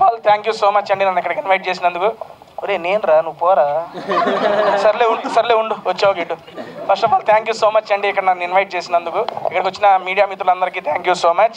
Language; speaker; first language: Telugu; native; Telugu